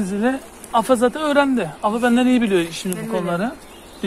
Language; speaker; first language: Turkish; native; Turkish